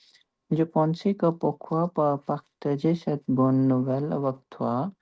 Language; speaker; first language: French; non-native, learner; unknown